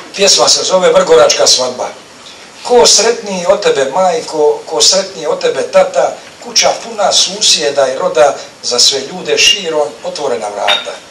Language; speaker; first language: Croatian; native; Croatian